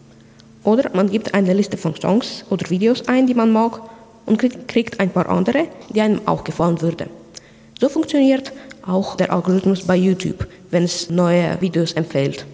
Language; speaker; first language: German; non-native, local second language; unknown